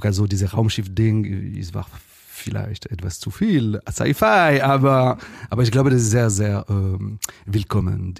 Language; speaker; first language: German; non-native, fluent; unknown